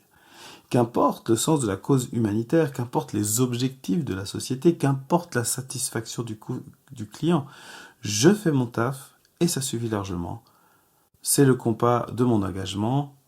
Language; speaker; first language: French; native; French